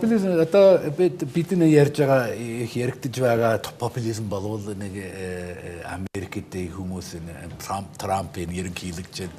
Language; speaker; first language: Mongolian; non-native, fluent; English